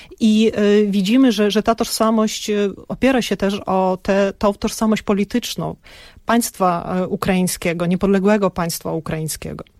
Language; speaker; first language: Polish; non-native, fluent; Ukrainian